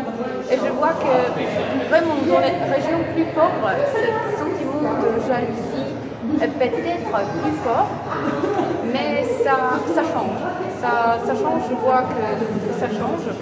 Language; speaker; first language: French; non-native, fluent; Polish